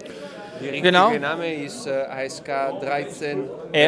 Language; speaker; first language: German; non-native, learner; Italian